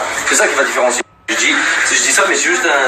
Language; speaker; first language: French; native; French